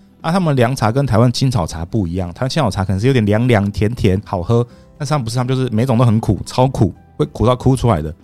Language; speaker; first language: Chinese; native; Chinese